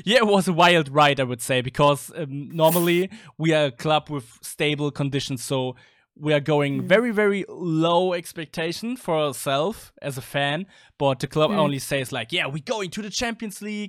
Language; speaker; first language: English; non-native, fluent; German